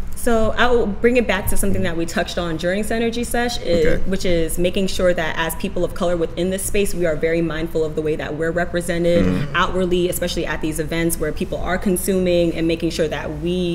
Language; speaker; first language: English; native; English